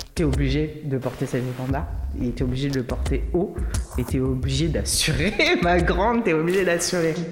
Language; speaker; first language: French; early bilingual, other home language; Kabuverdianu